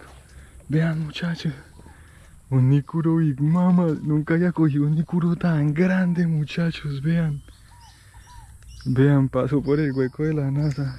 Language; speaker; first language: Spanish; native; Spanish